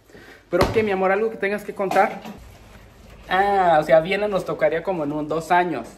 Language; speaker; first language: Spanish; native; Spanish